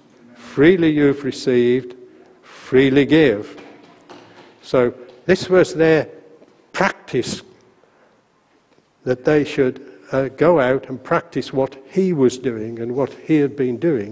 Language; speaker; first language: English; native; English